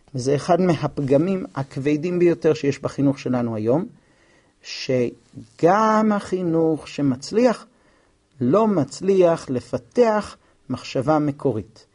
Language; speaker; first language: Hebrew; non-native, fluent; English